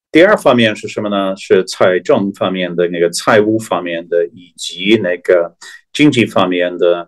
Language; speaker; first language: Chinese; non-native, fluent; English